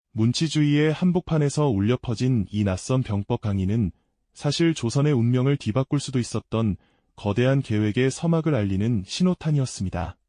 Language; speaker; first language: Korean; native; Korean